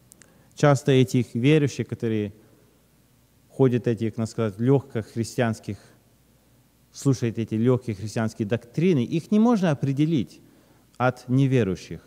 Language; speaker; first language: Russian; early bilingual, heritage; Russian